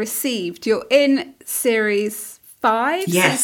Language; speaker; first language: English; native; English